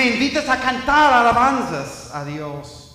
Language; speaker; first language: Spanish; non-native, fluent; English